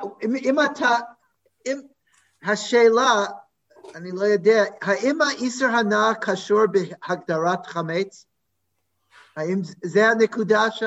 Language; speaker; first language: Hebrew; non-native, fluent; English